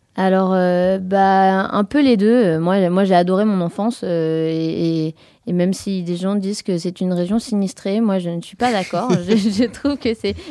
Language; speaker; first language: French; native; French